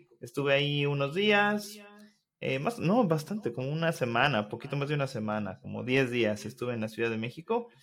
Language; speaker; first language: Spanish; native; Spanish